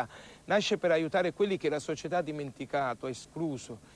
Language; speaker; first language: Italian; native; Italian